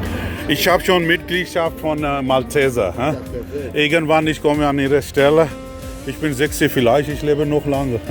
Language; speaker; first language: German; non-native, learner; Urdu